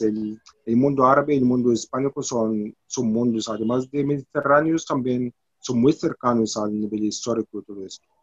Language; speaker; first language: Spanish; non-native, fluent; Arabic